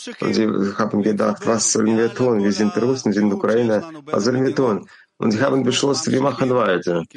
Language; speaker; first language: German; non-native, learner; Hebrew